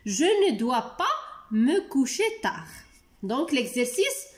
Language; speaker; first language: French; non-native, local second language; Arabic